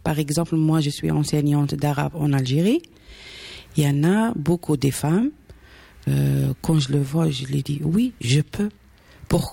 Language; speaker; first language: French; non-native, local second language; Arabic